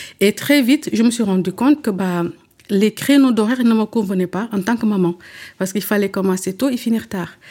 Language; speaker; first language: French; early bilingual, other home language; Wolof